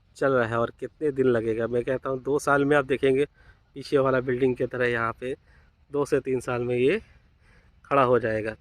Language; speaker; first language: Hindi; non-native, local second language; Bangla